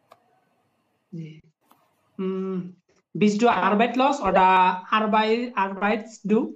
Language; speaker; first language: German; non-native, learner; Bangla